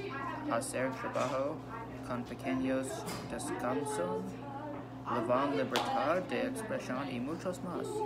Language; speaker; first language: Spanish; non-native, learner; English